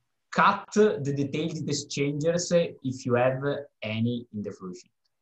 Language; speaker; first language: English; non-native, fluent; Italian